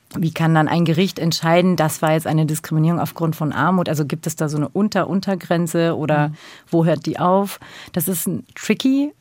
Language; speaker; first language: German; early bilingual, other home language; Turkish